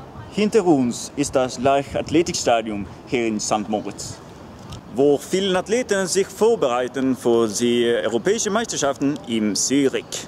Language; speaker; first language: German; non-native, learner; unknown